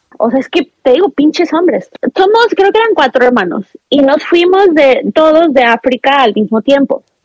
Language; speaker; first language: Spanish; native; Spanish